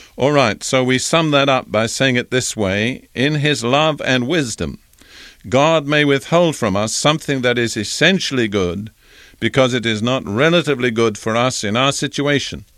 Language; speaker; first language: English; native; English